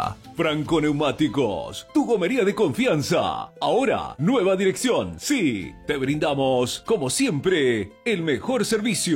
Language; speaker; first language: Spanish; native; Spanish